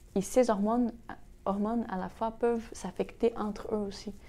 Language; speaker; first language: French; non-native, fluent; Portuguese